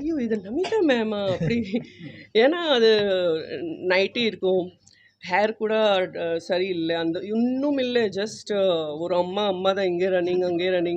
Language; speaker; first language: Tamil; non-native, fluent; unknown